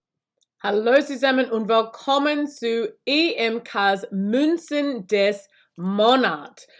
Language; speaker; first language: German; non-native, learner; English